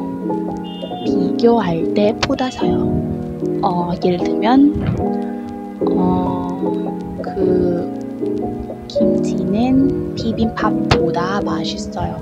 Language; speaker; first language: Korean; non-native, learner; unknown